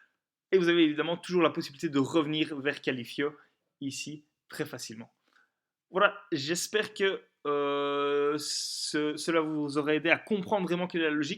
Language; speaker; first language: French; native; French